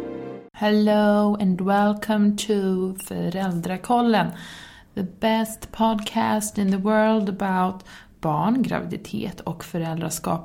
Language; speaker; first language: Swedish; native; Swedish